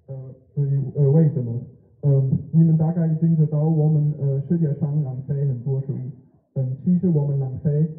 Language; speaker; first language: Chinese; non-native, learner; German